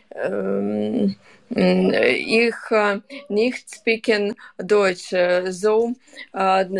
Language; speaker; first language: English; non-native, learner; Ukrainian